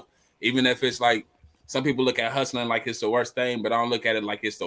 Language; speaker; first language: English; native; English